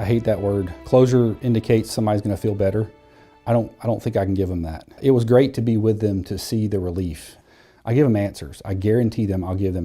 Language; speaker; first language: English; native; English